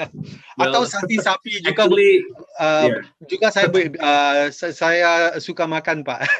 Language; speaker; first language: Indonesian; non-native, fluent; English